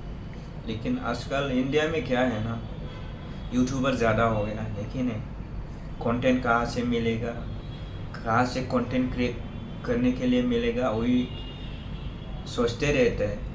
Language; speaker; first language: Hindi; non-native, local second language; Bodo